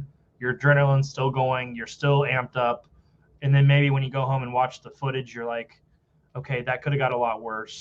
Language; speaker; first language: English; native; English